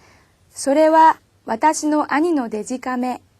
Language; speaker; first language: Japanese; non-native, fluent; Korean